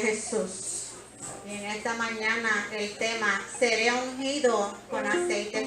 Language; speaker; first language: Spanish; native; Spanish